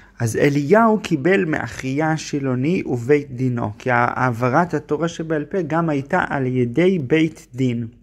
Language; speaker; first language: Hebrew; native; Hebrew